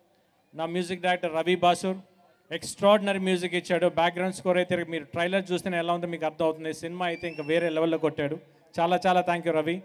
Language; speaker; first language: Telugu; native; Telugu